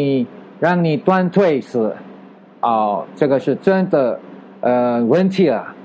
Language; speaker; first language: Chinese; non-native, fluent; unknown